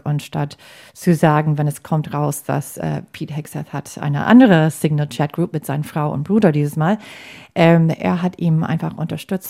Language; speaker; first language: German; non-native, fluent; English